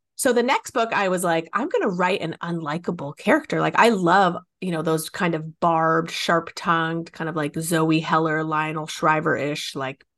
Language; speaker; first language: English; native; English